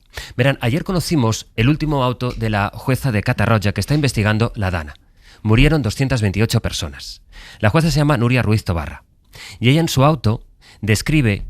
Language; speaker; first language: Spanish; native; Spanish